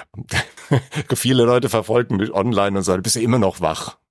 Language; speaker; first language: German; native; German